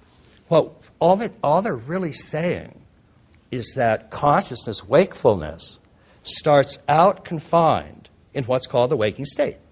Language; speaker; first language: English; native; English